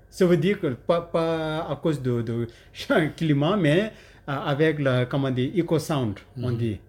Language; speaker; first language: French; non-native, learner; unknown